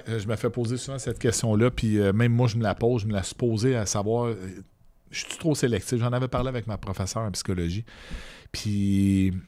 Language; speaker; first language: French; native; French